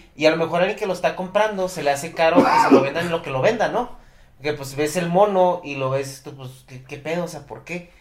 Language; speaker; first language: Spanish; native; Spanish